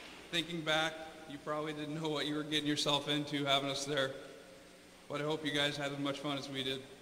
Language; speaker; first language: English; native; English